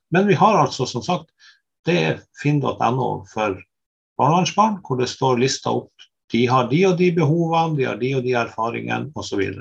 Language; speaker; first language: Norwegian; native; Norwegian